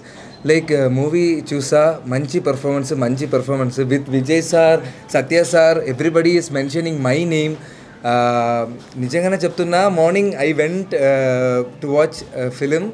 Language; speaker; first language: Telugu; non-native, learner; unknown